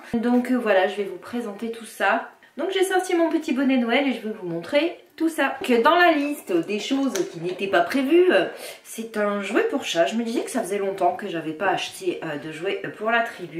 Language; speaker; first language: French; native; French